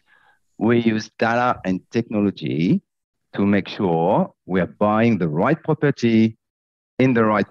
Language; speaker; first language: English; non-native, fluent; French